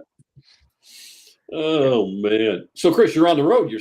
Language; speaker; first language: English; native; English